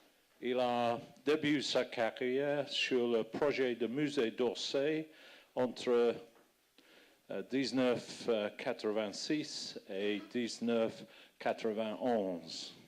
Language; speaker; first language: French; non-native, fluent; English